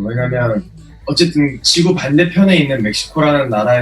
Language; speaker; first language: Korean; native; Korean